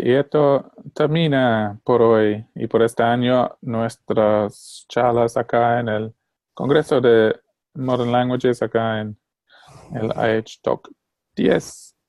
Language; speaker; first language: Spanish; non-native, fluent; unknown